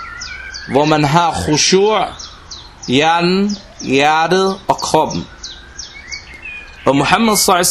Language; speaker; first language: Danish; non-native, local second language; Arabic